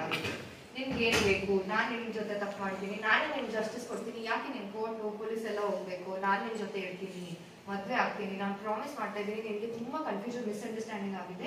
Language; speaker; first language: Kannada; non-native, local second language; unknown